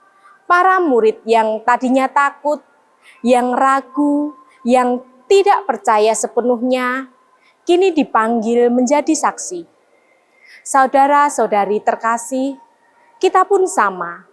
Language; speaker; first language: Indonesian; native; Indonesian